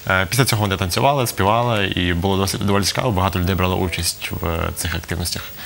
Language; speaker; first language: Ukrainian; native; Ukrainian